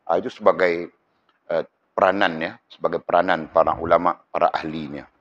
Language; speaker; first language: Malay; native; Malay